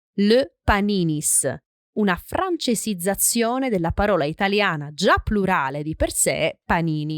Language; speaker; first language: Italian; native; Italian